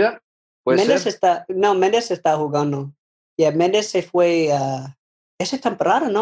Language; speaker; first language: Spanish; non-native, learner; English